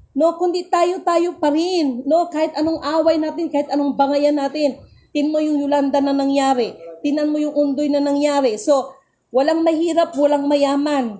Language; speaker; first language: Filipino; non-native, local second language; Cebuano